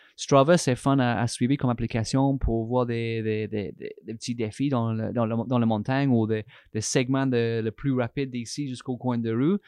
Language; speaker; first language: French; non-native, fluent; English